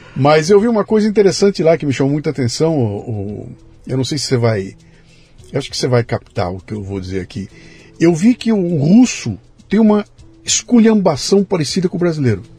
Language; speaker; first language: Portuguese; native; Portuguese